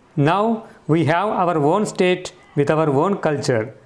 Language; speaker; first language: English; non-native, local second language; Telugu